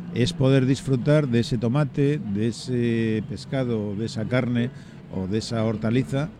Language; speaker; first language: Spanish; native; Spanish